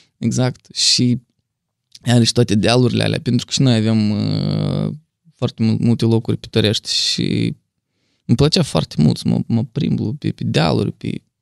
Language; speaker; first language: Romanian; native; Romanian